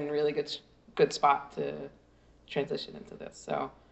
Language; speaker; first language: English; native; English